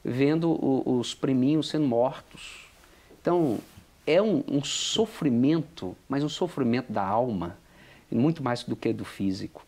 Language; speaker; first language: Portuguese; native; Portuguese